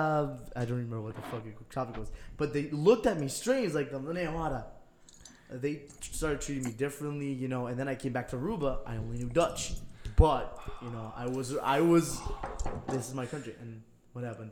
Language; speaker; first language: English; non-native, fluent; Papiamento